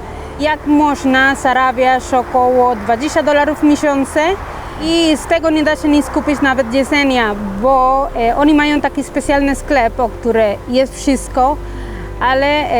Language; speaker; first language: Polish; non-native, fluent; Spanish